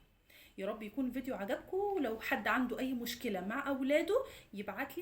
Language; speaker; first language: Arabic; native; Arabic